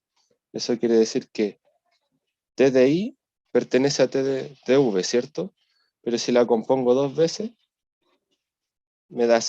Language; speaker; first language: Spanish; native; Spanish